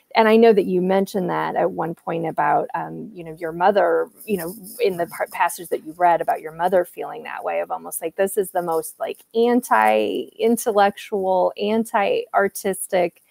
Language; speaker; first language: English; native; English